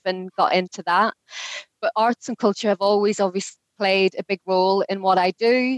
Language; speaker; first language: English; native; English